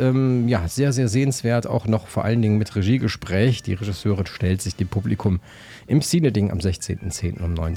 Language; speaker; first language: German; native; German